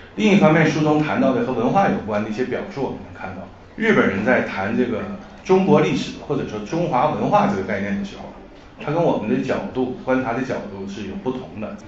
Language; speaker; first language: Chinese; native; Chinese